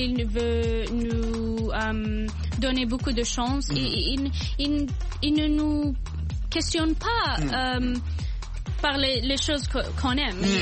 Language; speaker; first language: French; non-native, local second language; Arabic